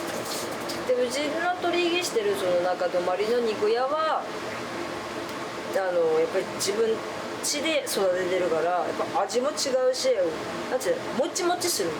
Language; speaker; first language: Japanese; native; Japanese